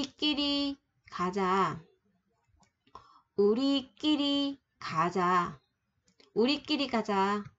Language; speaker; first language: Korean; non-native, fluent; Vietnamese